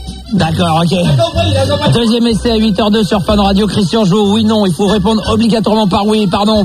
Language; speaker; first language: French; native; French